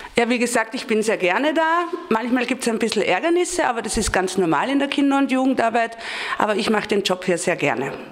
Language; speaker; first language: German; native; German